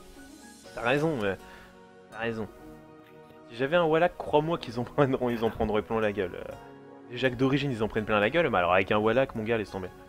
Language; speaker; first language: French; native; French